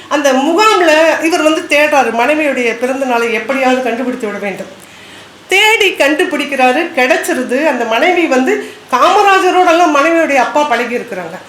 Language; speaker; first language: Tamil; non-native, local second language; Kannada